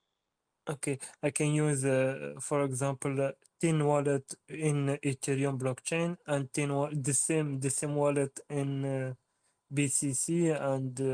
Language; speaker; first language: English; non-native, learner; French